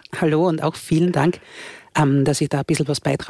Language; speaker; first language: German; native; German